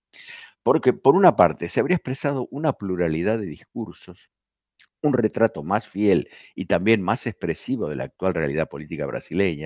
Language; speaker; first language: Spanish; native; Spanish